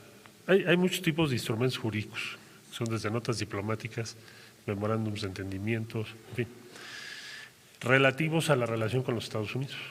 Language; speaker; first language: Spanish; native; Spanish